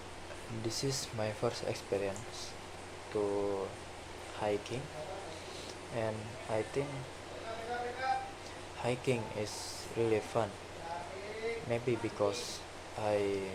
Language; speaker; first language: English; non-native, learner; Indonesian